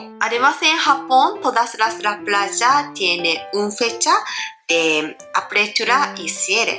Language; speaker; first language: Spanish; non-native, learner; Japanese